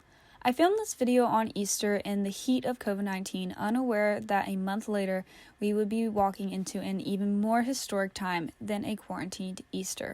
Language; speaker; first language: English; native; English